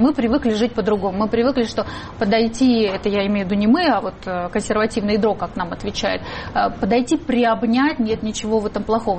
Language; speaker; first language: Russian; native; Russian